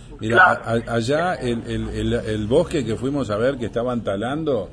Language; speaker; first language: Spanish; native; Spanish